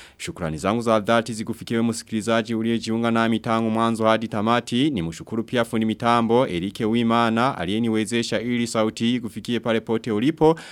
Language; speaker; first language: Swahili; non-native, local second language; Rundi